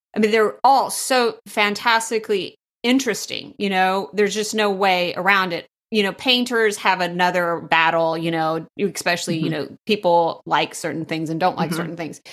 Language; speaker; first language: English; native; English